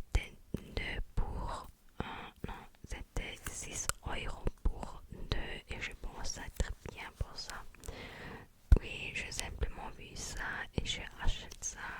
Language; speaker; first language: French; non-native, learner; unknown